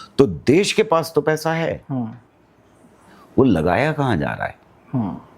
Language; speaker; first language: Hindi; native; Hindi